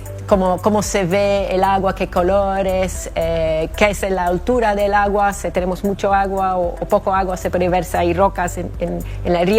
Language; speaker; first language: Spanish; non-native, fluent; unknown